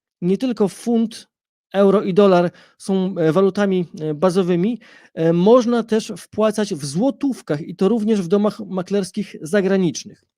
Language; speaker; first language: Polish; native; Polish